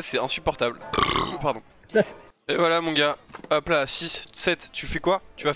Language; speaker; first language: French; native; French